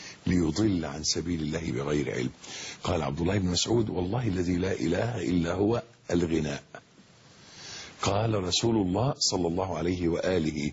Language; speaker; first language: Arabic; native; Arabic